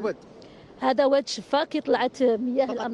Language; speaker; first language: Arabic; native; Arabic